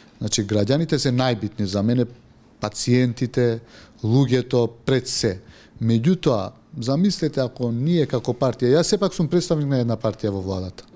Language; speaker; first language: Macedonian; non-native, local second language; Albanian